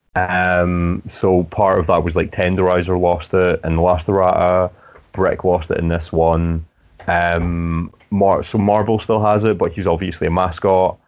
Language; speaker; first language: English; native; English